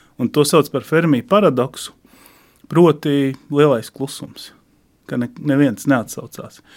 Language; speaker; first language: Latvian; native; Latvian